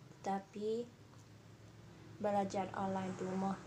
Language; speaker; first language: Indonesian; non-native, learner; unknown